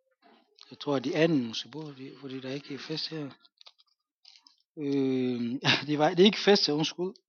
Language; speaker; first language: Danish; non-native, fluent; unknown